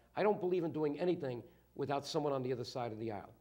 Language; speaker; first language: English; native; English